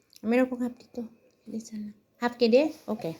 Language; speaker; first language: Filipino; non-native, local second language; Cebuano